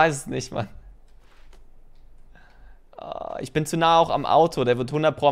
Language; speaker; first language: German; native; German